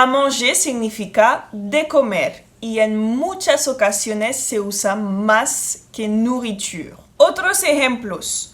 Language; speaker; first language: Spanish; non-native, fluent; French